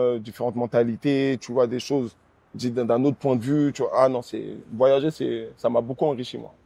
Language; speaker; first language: French; early bilingual, other home language; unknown